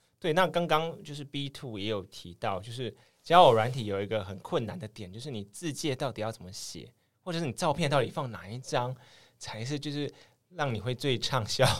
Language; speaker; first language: Chinese; native; Chinese